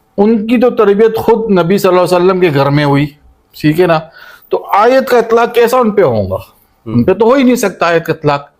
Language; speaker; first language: Urdu; native; Urdu